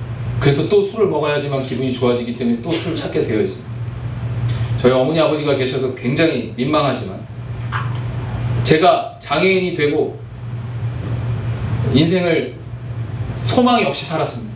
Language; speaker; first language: Korean; native; Korean